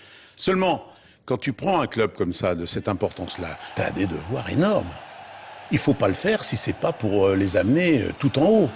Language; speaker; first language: French; native; French